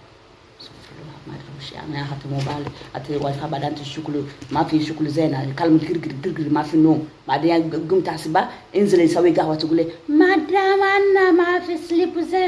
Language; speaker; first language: Arabic; non-native, learner; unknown